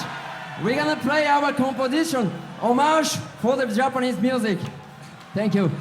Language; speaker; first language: English; non-native, learner; Japanese